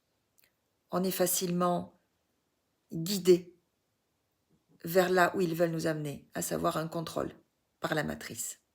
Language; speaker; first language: French; native; French